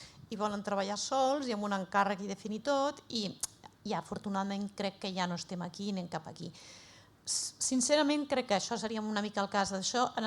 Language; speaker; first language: Catalan; native; Catalan